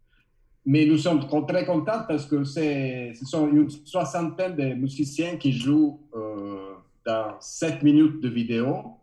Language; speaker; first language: French; non-native, learner; Italian